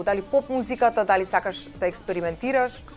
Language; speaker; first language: Macedonian; native; Macedonian